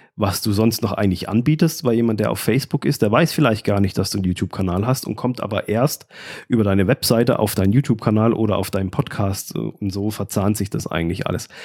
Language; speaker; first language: German; native; German